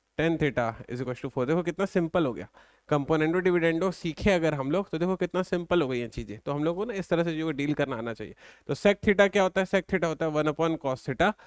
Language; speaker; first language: Hindi; native; Hindi